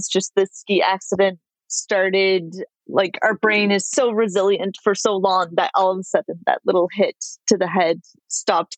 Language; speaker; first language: English; native; English